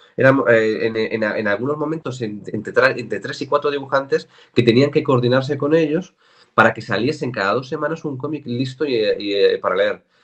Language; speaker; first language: Spanish; native; Spanish